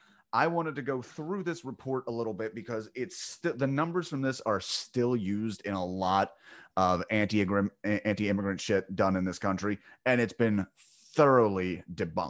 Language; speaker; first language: English; native; English